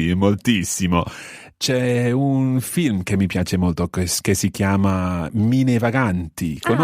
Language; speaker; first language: Italian; non-native, fluent; English